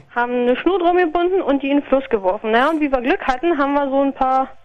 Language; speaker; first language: German; non-native, fluent; Polish